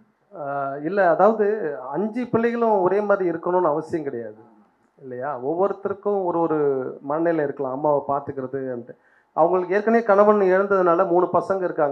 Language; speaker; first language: Tamil; native; Tamil